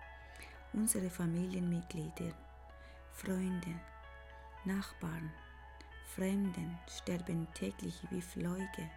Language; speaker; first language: German; non-native, fluent; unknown